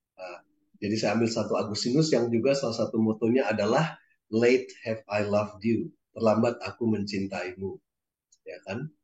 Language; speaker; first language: Indonesian; native; Indonesian